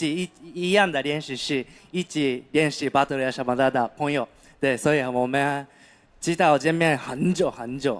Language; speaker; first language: Chinese; non-native, learner; Japanese